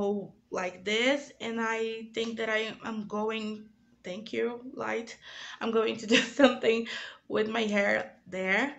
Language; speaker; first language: English; non-native, learner; Portuguese